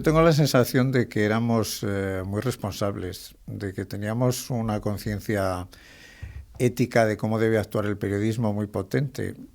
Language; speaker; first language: Spanish; native; Spanish